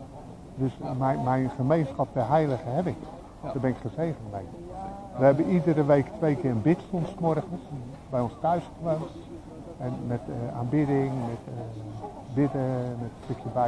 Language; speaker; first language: Dutch; native; Dutch